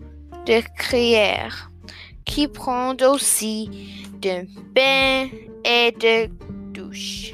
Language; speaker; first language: French; non-native, learner; English